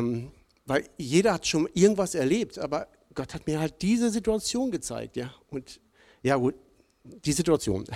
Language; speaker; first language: German; native; German